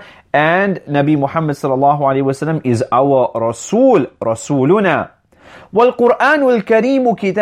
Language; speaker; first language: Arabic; non-native, fluent; English